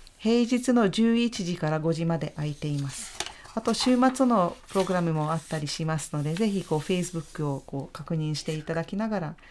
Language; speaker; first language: Japanese; non-native, fluent; Hungarian